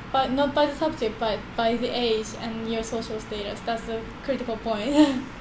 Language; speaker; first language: English; non-native, fluent; Japanese